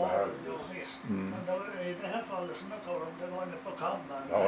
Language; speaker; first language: Swedish; native; Swedish